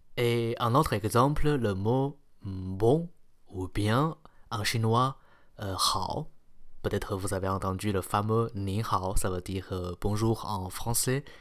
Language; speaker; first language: French; non-native, fluent; Chinese